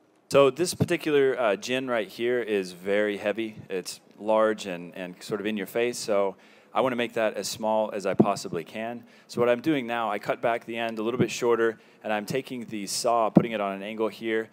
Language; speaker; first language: English; native; English